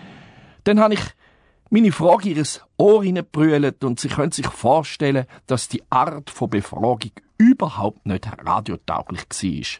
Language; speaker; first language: German; native; German